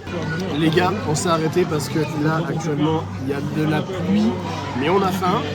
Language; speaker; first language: French; native; French